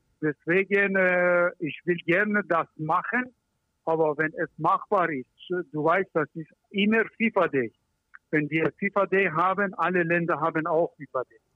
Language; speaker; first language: German; non-native, learner; Persian